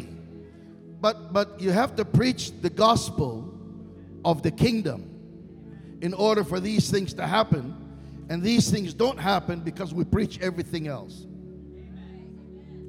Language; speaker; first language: English; non-native, fluent; Hebrew